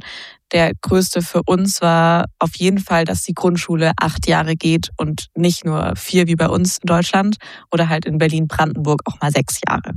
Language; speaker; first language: German; native; German